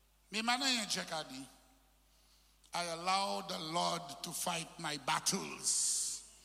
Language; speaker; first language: English; non-native, local second language; French